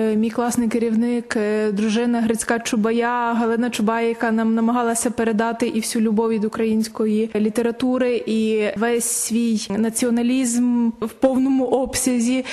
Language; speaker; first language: Ukrainian; native; Ukrainian